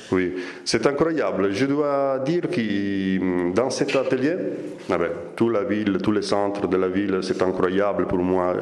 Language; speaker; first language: French; non-native, fluent; Italian